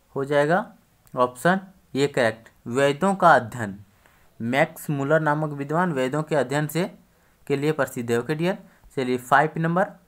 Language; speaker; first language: Hindi; native; Hindi